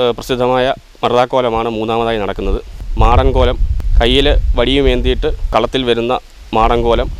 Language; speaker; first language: Malayalam; native; Malayalam